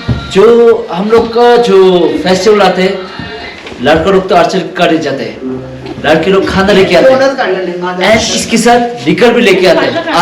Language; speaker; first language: Hindi; non-native, fluent; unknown